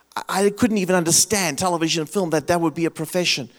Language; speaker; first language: English; native; English